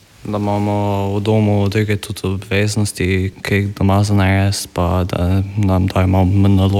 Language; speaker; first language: Slovenian; native; Slovenian